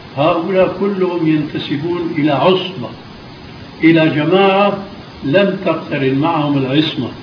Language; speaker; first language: Arabic; early bilingual, other home language; Albanian